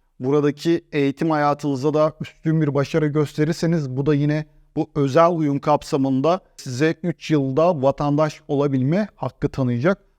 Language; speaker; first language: Turkish; native; Turkish